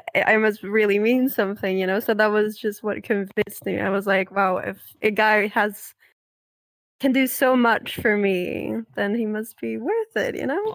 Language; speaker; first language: English; non-native, fluent; Dutch